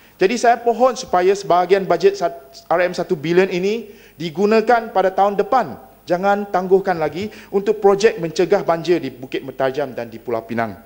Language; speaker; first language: Malay; non-native, local second language; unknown